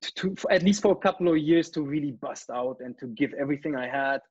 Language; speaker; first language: English; non-native, fluent; German